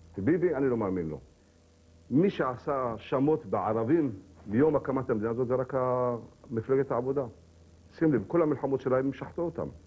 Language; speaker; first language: Hebrew; early bilingual, other home language; Arabic